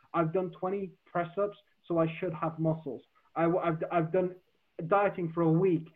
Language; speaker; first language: English; native; English